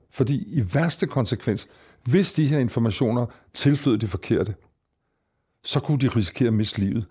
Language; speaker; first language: Danish; native; Danish